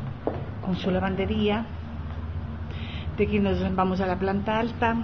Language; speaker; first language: Spanish; native; Spanish